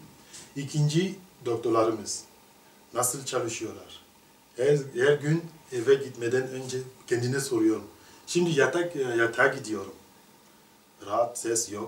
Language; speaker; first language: Turkish; non-native, learner; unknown